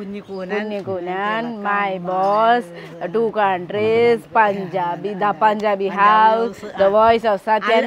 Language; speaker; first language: Malayalam; non-native, learner; Nepali